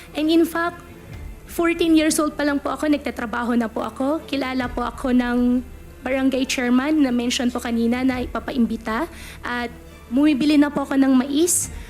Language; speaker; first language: Filipino; native; Filipino